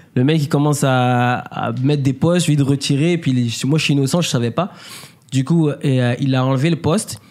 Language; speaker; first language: French; native; French